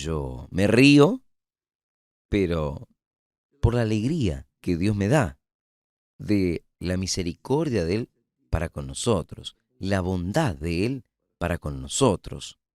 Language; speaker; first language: Spanish; non-native, fluent; Portuguese